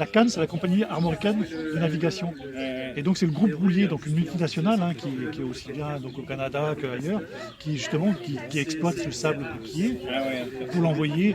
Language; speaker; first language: French; native; French